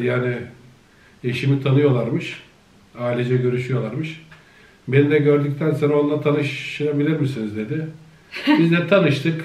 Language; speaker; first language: Turkish; native; Turkish